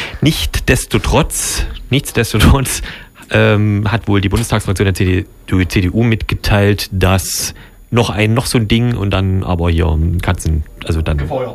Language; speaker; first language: German; native; German